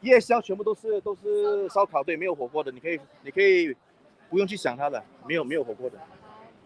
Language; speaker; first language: Chinese; early bilingual, heritage; Chinese